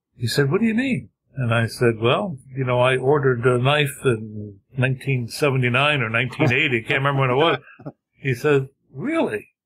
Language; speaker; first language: English; native; English